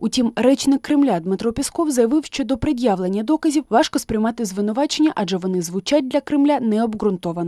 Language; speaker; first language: Ukrainian; native; Ukrainian